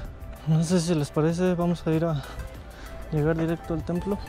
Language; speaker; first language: Spanish; native; Spanish